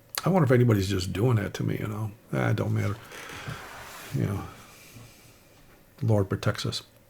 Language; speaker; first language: English; native; English